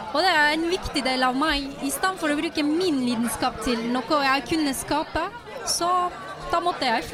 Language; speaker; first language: Norwegian; non-native, fluent; Turkish